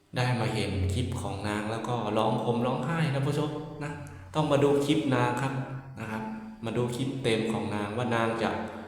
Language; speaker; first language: Thai; native; Thai